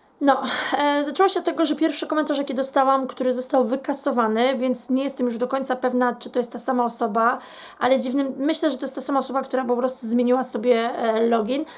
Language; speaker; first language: Polish; native; Polish